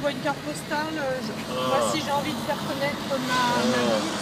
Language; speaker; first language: French; native; French